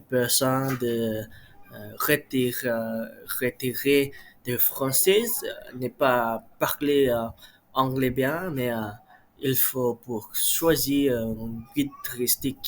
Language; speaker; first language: French; non-native, learner; Malay